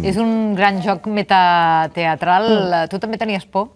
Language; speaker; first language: Catalan; native; Catalan